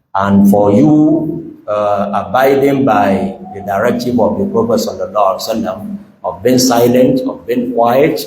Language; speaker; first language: English; non-native, local second language; Yoruba